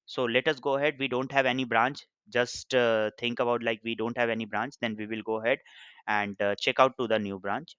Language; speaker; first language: English; non-native, local second language; Hindi